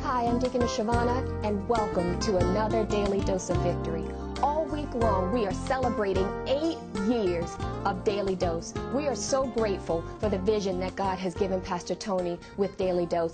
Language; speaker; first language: English; native; English